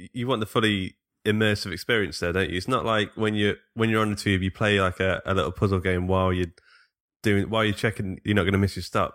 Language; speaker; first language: English; native; English